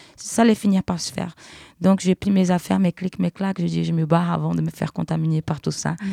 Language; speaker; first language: French; non-native, fluent; Portuguese